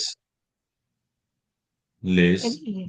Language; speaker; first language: French; non-native, learner; Hindi